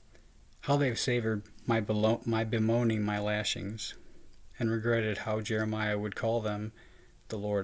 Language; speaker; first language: English; native; English